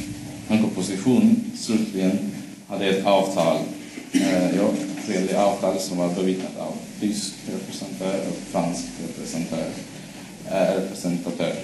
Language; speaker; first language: Swedish; non-native, fluent; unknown